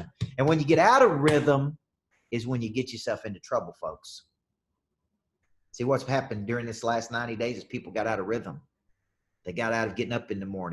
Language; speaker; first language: English; native; English